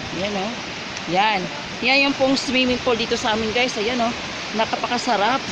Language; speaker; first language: Filipino; non-native, local second language; Hiligaynon